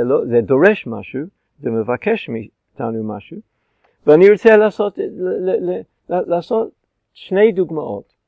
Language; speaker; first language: Hebrew; non-native, fluent; English